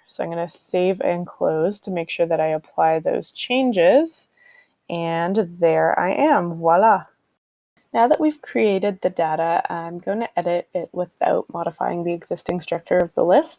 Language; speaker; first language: English; native; English